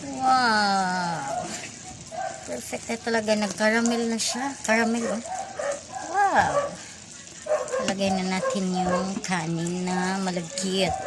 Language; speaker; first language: Filipino; non-native, local second language; Cebuano